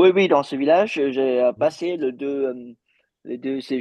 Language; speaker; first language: French; non-native, fluent; Vietnamese